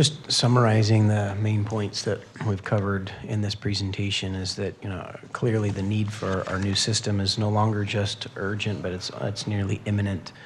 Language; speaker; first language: English; native; English